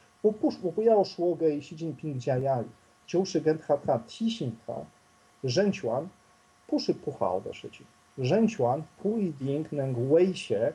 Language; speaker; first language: Chinese; non-native, fluent; Polish